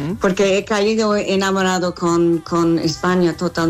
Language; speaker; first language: Spanish; non-native, learner; English